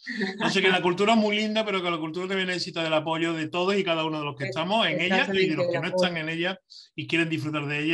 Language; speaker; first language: Spanish; native; Spanish